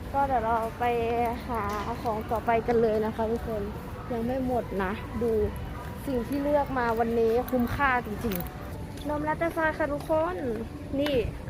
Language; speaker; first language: Thai; native; Thai